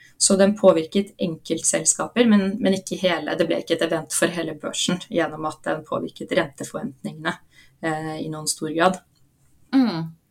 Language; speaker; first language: Norwegian; native; Norwegian